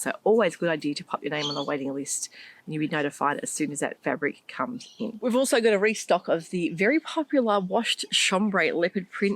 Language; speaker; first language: English; native; English